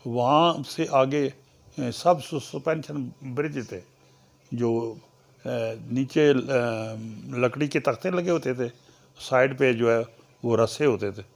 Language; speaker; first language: Urdu; non-native, local second language; Punjabi